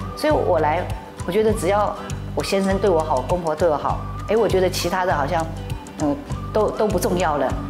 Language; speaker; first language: Chinese; native; Chinese